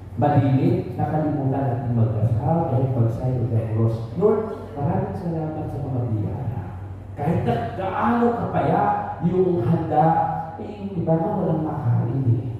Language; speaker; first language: Filipino; non-native, local second language; Cebuano